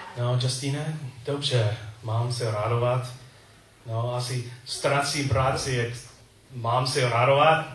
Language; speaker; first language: Czech; non-native, learner; English